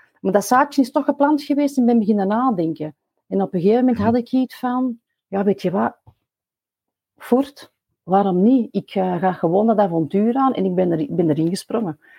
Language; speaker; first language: Dutch; native; Dutch